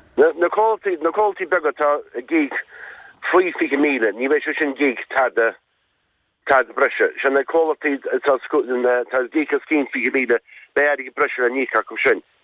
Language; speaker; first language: Irish; native; Irish